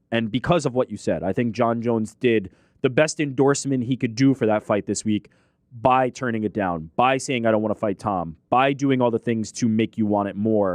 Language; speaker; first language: English; native; English